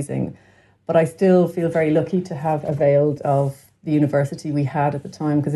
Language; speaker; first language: English; native; English